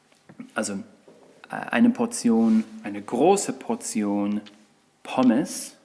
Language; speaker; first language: German; non-native, fluent; English